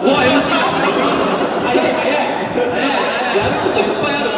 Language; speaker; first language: Japanese; native; Japanese